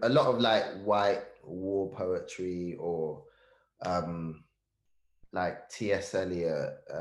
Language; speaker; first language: English; early bilingual, other home language; Hausa